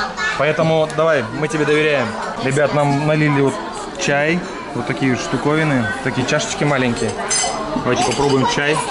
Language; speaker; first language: Russian; native; Russian